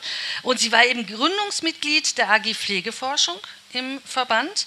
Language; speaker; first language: German; native; German